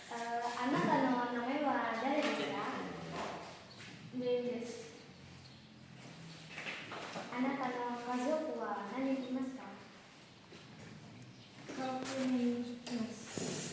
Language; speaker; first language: Japanese; non-native, learner; Indonesian